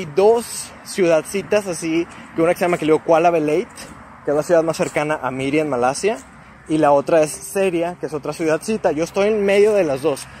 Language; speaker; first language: Spanish; native; Spanish